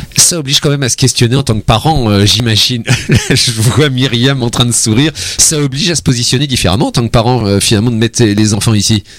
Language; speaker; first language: French; native; French